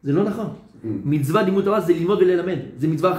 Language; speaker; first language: Hebrew; non-native, fluent; French